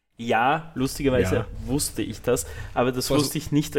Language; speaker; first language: German; native; German